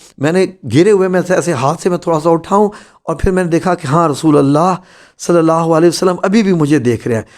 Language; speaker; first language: Urdu; non-native, local second language; Punjabi